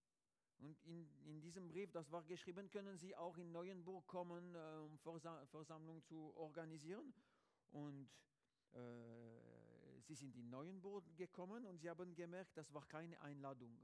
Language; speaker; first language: German; non-native, learner; French